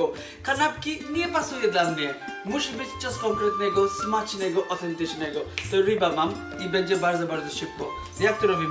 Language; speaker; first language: Polish; non-native, learner; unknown